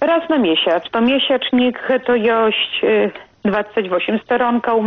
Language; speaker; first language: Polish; non-native, local second language; Belarusian